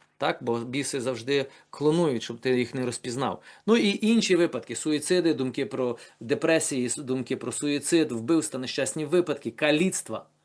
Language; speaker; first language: Ukrainian; native; Ukrainian